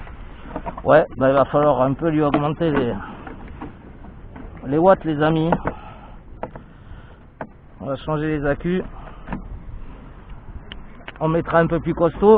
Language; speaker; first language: French; native; French